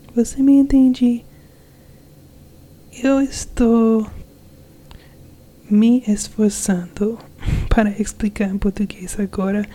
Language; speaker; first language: Portuguese; non-native, learner; English